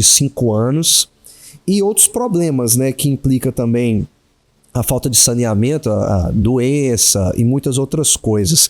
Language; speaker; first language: Portuguese; native; Portuguese